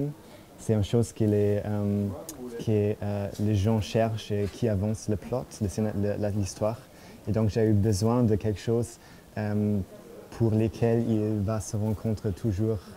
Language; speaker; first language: French; non-native, fluent; German